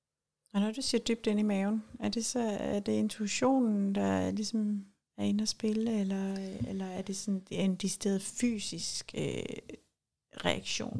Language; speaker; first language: Danish; native; Danish